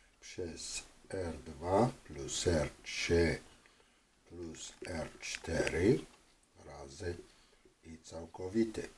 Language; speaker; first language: Polish; non-native, fluent; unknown